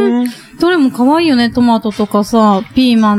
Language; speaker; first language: Japanese; native; Japanese